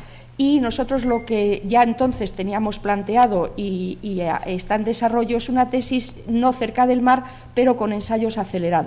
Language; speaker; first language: Spanish; native; Spanish